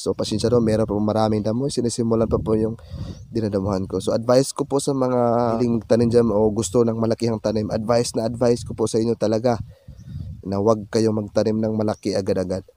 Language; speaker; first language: Filipino; non-native, local second language; Cebuano